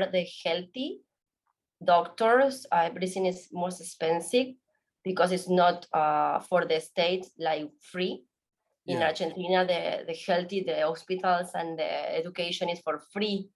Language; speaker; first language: English; non-native, learner; Spanish